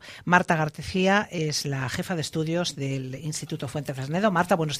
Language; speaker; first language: Spanish; native; Spanish